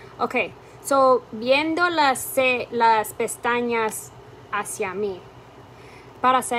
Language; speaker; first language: Spanish; early bilingual, heritage; Spanish